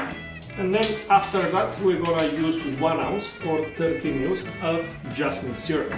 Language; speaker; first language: English; non-native, fluent; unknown